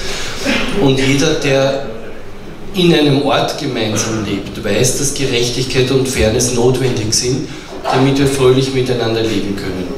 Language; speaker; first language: German; native; German